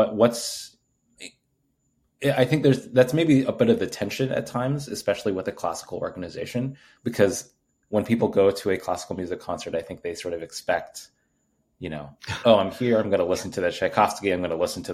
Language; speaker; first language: English; native; English